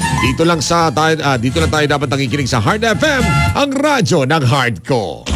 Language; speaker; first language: Filipino; non-native, local second language; Cebuano